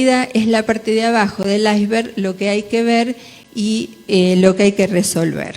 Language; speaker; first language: Spanish; native; Spanish